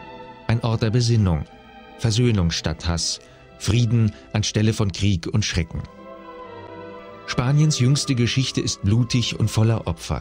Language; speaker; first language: German; native; German